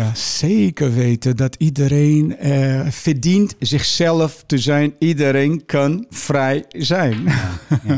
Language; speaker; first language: Dutch; non-native, fluent; Portuguese